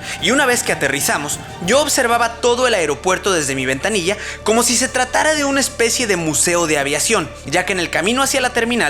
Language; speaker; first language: Spanish; native; Spanish